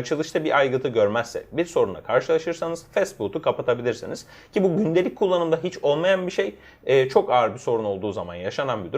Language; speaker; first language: Turkish; native; Turkish